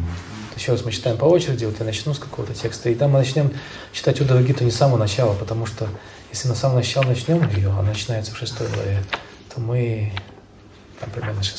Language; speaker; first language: Russian; native; Russian